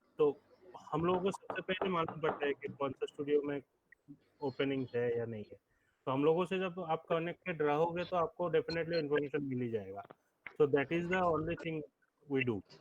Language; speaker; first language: Hindi; non-native, local second language; Bangla